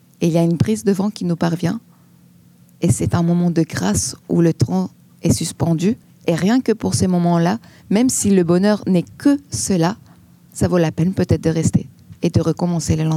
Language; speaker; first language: French; non-native, fluent; Greek